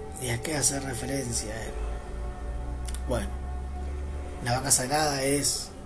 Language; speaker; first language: Spanish; native; Spanish